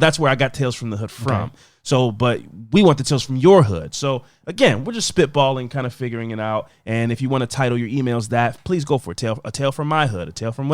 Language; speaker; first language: English; native; English